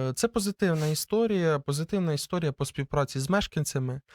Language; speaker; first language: Ukrainian; native; Ukrainian